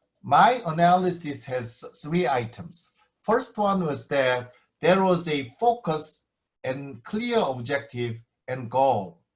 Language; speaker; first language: English; non-native, fluent; Korean